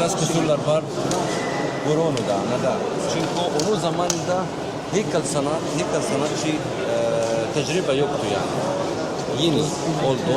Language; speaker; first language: Turkish; non-native, learner; Arabic